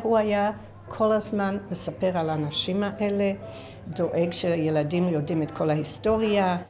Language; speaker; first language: Hebrew; non-native, fluent; English